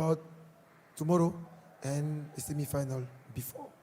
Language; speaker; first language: English; non-native, learner; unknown